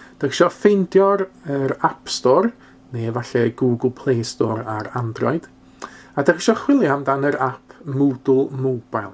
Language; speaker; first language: Welsh; non-native, local second language; English